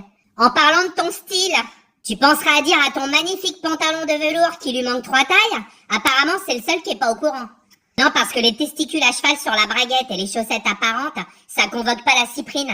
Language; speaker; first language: French; native; French